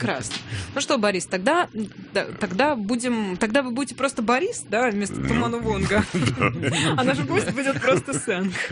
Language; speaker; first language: Russian; native; Russian